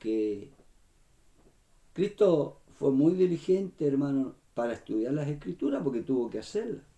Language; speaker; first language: Spanish; native; Spanish